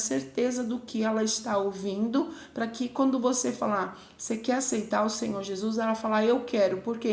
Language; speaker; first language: Portuguese; native; Portuguese